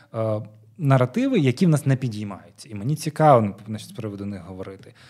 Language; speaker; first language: Ukrainian; native; Ukrainian